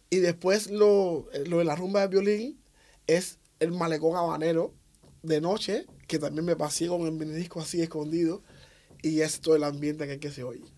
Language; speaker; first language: Spanish; native; Spanish